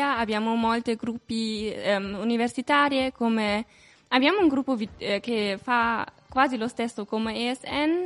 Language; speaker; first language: Italian; non-native, learner; German